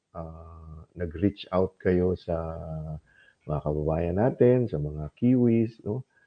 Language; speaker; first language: Filipino; native; Filipino